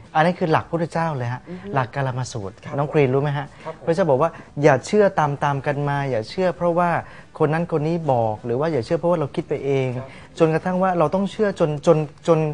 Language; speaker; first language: Thai; native; Thai